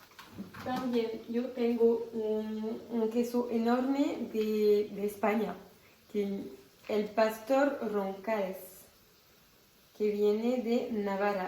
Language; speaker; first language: Spanish; non-native, fluent; French